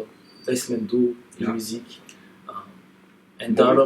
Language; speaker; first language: Dutch; non-native, local second language; French